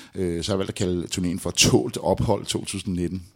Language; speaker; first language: Danish; native; Danish